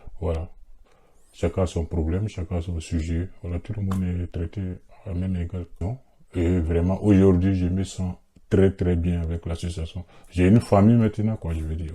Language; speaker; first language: French; non-native, local second language; Bambara